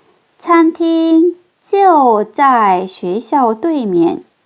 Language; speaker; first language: Chinese; non-native, fluent; Korean